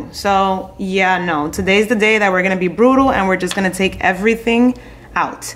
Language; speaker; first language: English; native; English